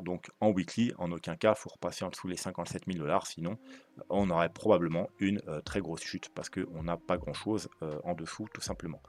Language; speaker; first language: French; native; French